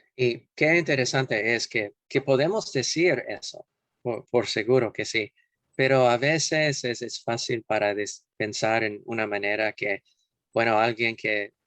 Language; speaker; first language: Spanish; non-native, fluent; English